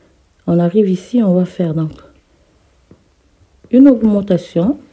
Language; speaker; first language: French; native; French